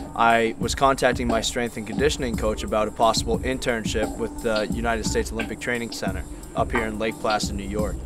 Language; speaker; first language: English; native; English